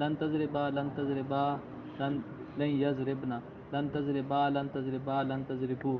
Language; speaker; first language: Arabic; non-native, learner; Urdu